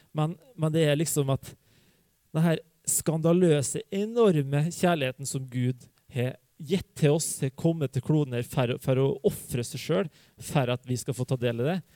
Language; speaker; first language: Norwegian; native; Norwegian